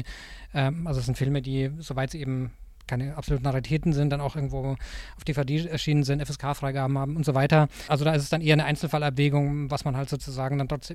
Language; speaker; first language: German; native; German